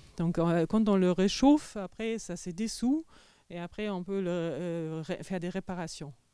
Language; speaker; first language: French; non-native, fluent; German